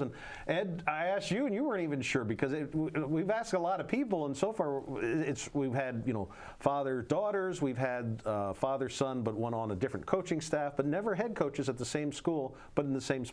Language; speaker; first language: English; native; English